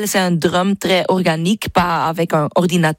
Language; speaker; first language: French; non-native, learner; English